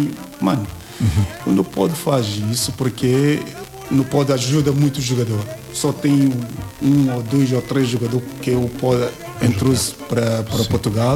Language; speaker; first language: Portuguese; non-native, learner; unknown